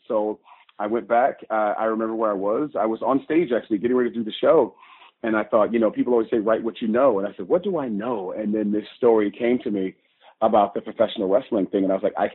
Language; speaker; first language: English; native; English